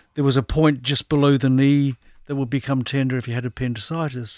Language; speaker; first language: English; native; English